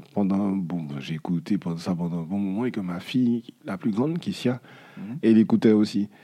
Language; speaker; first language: French; native; French